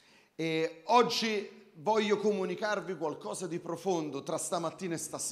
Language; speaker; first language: Italian; native; Italian